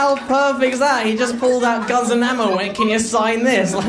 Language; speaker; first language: English; native; English